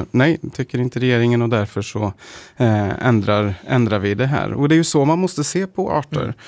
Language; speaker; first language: Swedish; native; Swedish